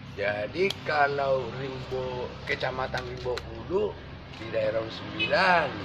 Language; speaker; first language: Indonesian; non-native, local second language; Batak Toba